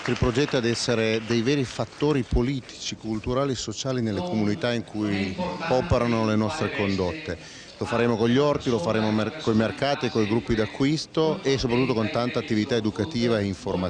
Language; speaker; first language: Italian; native; Italian